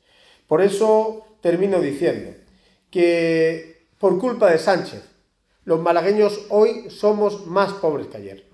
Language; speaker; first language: Spanish; native; Spanish